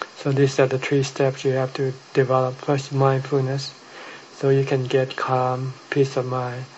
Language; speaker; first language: English; non-native, fluent; Thai